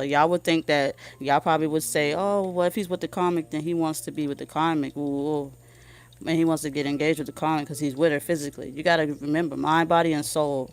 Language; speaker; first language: English; native; English